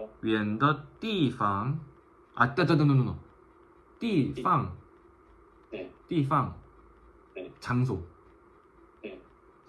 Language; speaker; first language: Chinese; non-native, learner; Korean